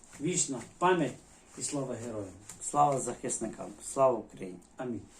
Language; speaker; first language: Ukrainian; native; Ukrainian